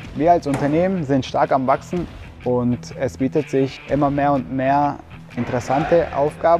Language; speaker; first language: German; native; German